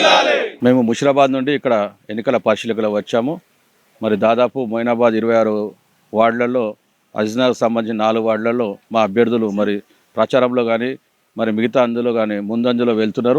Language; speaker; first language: Telugu; native; Telugu